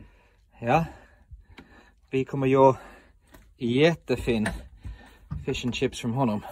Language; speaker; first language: Swedish; non-native, fluent; English